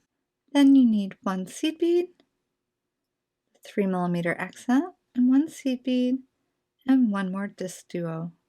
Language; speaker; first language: English; native; English